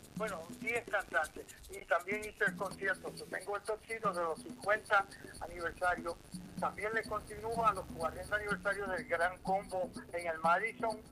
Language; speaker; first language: Spanish; early bilingual, heritage; Spanish